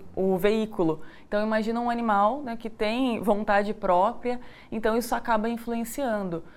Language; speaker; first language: Portuguese; native; Portuguese